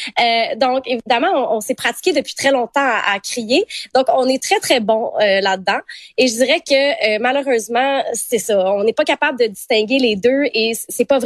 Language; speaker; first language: French; native; French